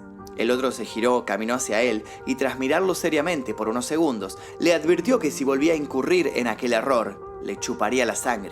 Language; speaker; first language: Spanish; native; Spanish